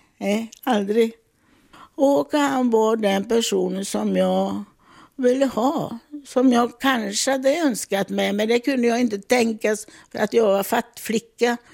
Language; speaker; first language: Swedish; non-native, fluent; Italian